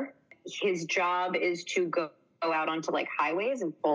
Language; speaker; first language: English; native; English